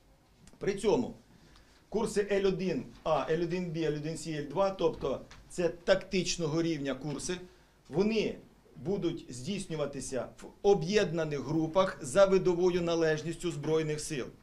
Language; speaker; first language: Ukrainian; native; Ukrainian